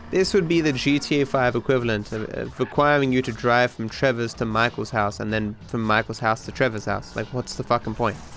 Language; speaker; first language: English; native; English